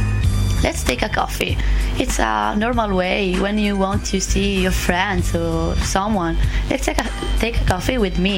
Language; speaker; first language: English; non-native, learner; Italian